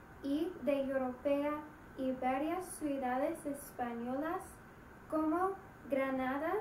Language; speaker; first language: Spanish; non-native, learner; English